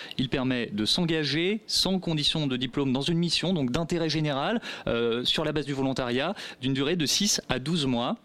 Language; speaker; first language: French; native; French